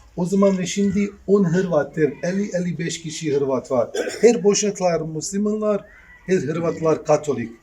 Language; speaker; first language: Turkish; non-native, learner; Bosnian